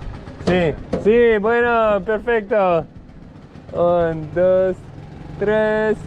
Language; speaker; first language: Spanish; non-native, learner; French